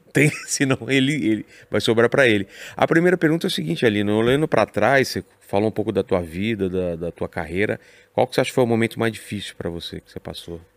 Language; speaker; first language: Portuguese; native; Portuguese